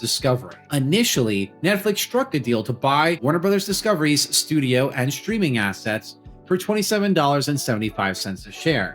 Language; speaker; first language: English; native; English